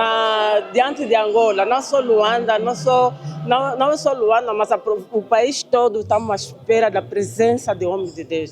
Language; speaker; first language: Portuguese; native; Portuguese